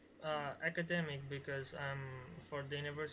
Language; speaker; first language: English; non-native, learner; Bangla